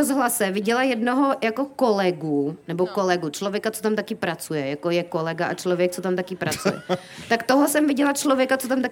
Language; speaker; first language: Czech; native; Czech